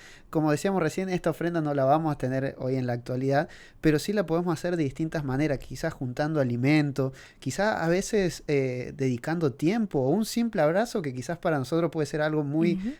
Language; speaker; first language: Spanish; native; Spanish